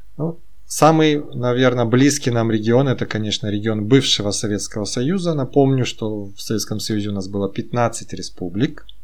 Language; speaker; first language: Russian; native; Russian